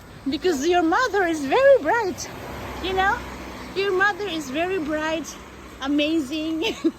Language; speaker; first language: English; non-native, local second language; Cebuano